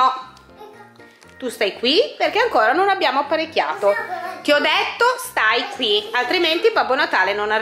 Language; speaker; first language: Italian; native; Italian